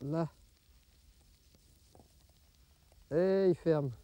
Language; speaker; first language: French; native; French